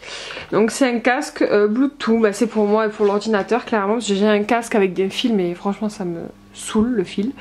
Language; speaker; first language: French; native; French